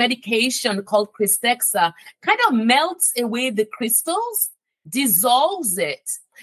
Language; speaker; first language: English; non-native, local second language; Yoruba